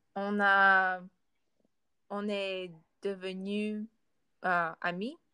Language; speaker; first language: French; non-native, learner; Russian